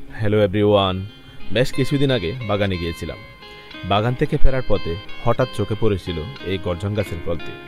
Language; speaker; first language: Bangla; non-native, local second language; Chakma